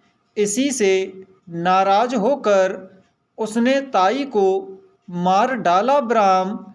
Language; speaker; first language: Hindi; native; Hindi